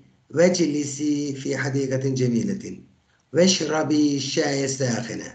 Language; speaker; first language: Arabic; non-native, fluent; Turkish